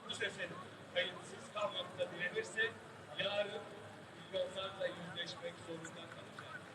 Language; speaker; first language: Turkish; native; Turkish